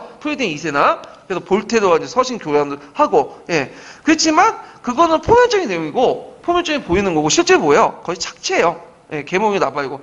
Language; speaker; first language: Korean; native; Korean